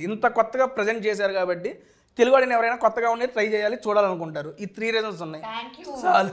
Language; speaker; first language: Telugu; native; Telugu